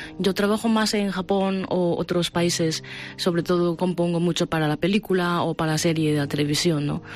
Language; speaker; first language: Spanish; non-native, fluent; Japanese